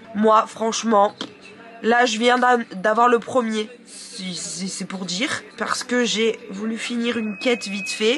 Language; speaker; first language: French; native; French